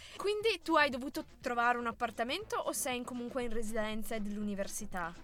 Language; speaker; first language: Italian; native; Italian